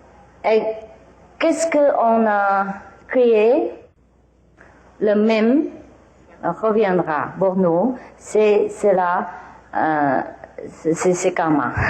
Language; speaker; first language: French; non-native, learner; Vietnamese